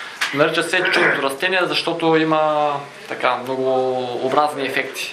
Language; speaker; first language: Bulgarian; native; Bulgarian